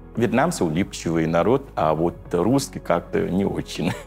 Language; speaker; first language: Russian; non-native, fluent; Vietnamese